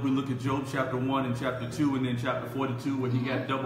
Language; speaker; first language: English; native; English